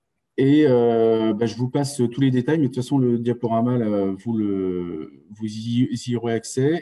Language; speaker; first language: French; native; French